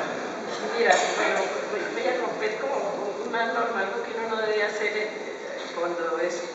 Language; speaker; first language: Spanish; native; Spanish